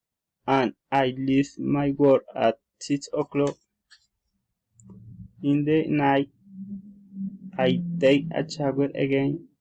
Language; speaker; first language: English; non-native, learner; Spanish